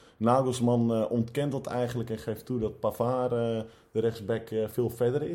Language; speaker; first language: Dutch; native; Dutch